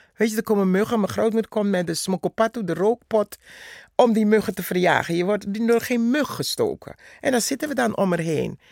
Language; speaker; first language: Dutch; native; Dutch